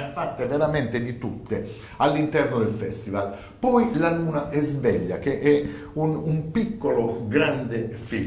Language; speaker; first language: Italian; native; Italian